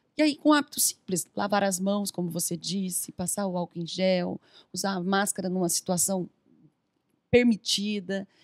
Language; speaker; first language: Portuguese; native; Portuguese